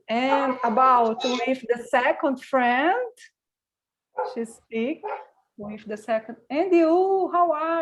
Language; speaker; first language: English; non-native, learner; Portuguese